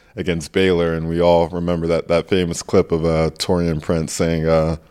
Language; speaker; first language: English; native; English